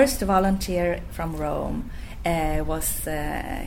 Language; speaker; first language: English; non-native, fluent; Swedish